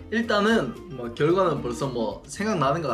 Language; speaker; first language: Korean; native; Korean